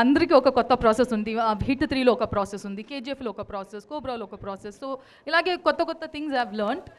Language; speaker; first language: Telugu; non-native, local second language; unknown